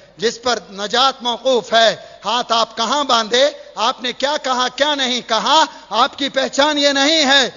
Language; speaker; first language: Urdu; native; Urdu